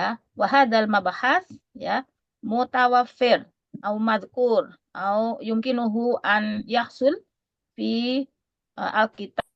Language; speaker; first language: Arabic; non-native, fluent; Indonesian